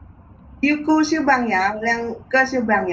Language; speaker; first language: Cantonese; non-native, learner; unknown